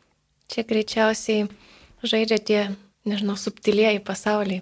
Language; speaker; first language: Lithuanian; native; Lithuanian